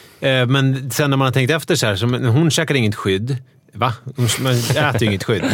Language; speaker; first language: Swedish; native; Swedish